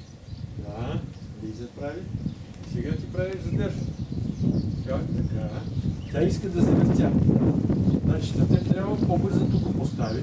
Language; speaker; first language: Bulgarian; non-native, learner; Russian